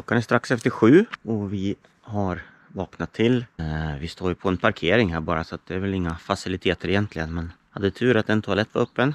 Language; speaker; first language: Swedish; native; Swedish